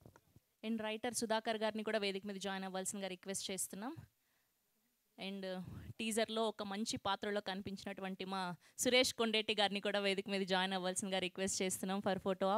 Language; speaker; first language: Telugu; native; Telugu